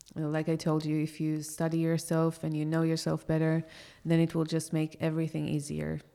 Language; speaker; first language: English; non-native, fluent; Hebrew